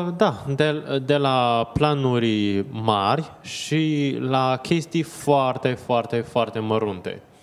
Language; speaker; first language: Romanian; non-native, fluent; Chinese